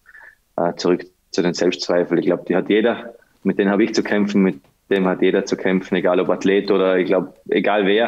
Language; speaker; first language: German; native; German